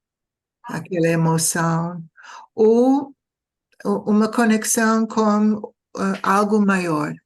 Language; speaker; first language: Portuguese; non-native, fluent; English